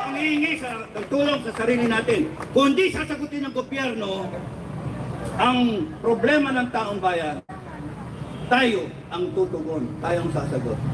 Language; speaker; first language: Filipino; native; Filipino